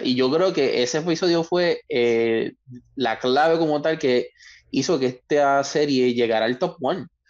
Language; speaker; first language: Spanish; native; Spanish